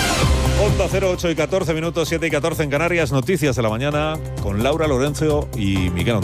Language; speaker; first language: Spanish; native; Spanish